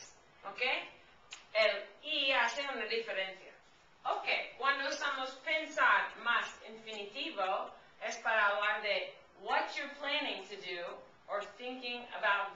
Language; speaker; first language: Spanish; non-native, fluent; English